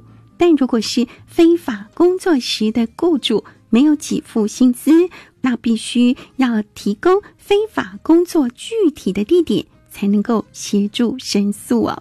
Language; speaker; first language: Chinese; native; Chinese